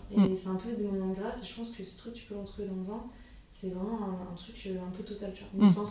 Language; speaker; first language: French; native; French